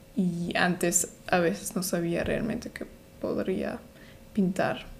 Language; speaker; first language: Spanish; non-native, fluent; German